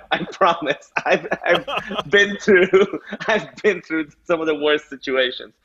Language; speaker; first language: English; non-native, local second language; Urdu